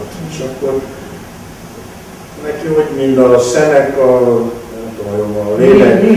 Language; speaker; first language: Hungarian; non-native, local second language; Romanian